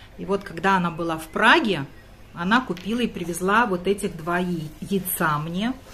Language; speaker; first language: Russian; non-native, local second language; Latvian